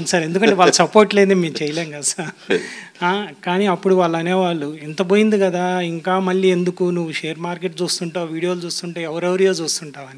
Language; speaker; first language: Telugu; native; Telugu